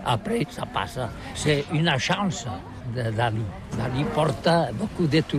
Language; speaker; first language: French; non-native, learner; Catalan